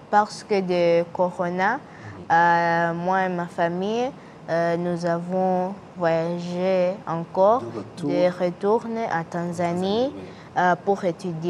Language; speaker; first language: French; non-native, learner; English